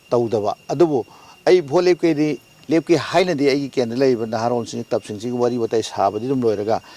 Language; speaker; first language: Manipuri; native; Manipuri